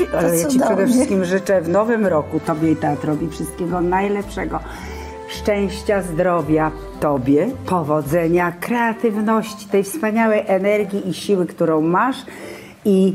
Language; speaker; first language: Polish; native; Polish